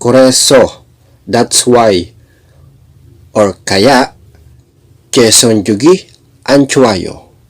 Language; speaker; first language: Korean; non-native, learner; Filipino